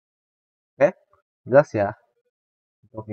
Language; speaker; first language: Chinese; non-native, fluent; Indonesian